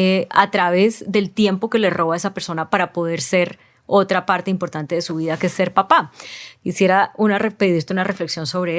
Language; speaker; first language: Spanish; native; Spanish